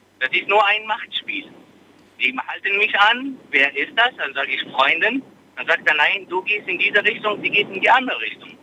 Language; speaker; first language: German; non-native, fluent; Arabic